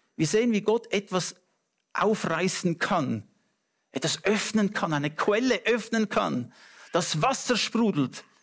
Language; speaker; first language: German; non-native, fluent; English